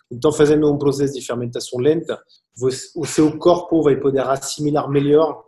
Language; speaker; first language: Portuguese; non-native, learner; French